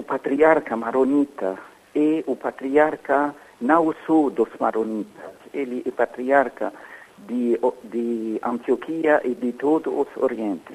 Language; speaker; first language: Portuguese; non-native, fluent; Arabic